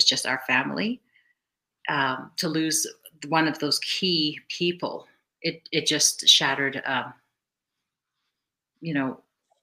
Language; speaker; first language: English; native; English